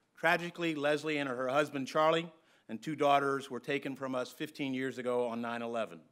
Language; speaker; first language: English; native; English